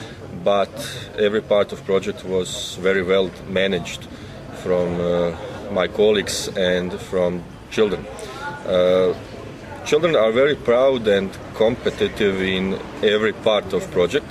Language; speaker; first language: English; non-native, learner; Croatian